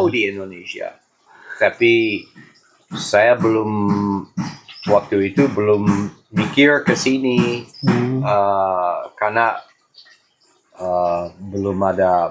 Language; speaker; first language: Indonesian; non-native, fluent; English